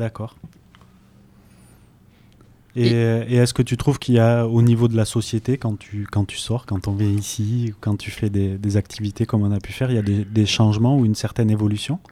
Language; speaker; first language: French; native; French